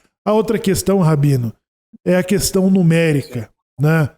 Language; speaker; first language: Portuguese; native; Portuguese